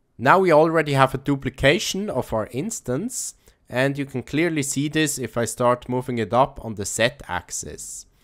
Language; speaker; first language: English; non-native, fluent; German